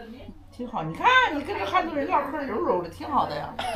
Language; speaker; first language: Chinese; native; Chinese